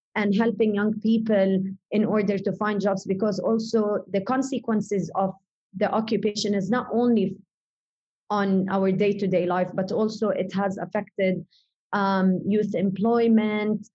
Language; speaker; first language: English; early bilingual, other home language; Arabic